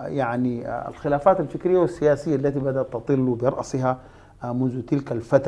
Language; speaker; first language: Arabic; native; Arabic